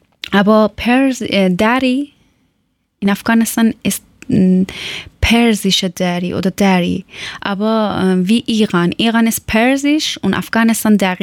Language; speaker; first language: German; non-native, learner; Persian